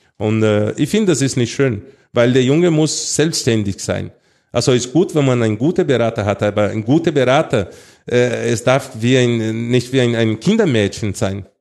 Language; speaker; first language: German; non-native, fluent; Portuguese